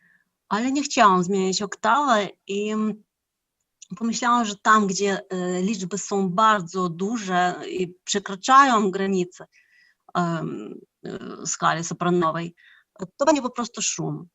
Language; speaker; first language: Polish; non-native, fluent; Ukrainian